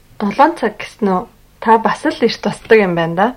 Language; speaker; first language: Mongolian; native; Mongolian